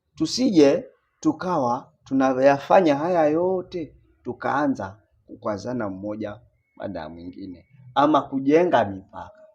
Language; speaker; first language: Swahili; non-native, local second language; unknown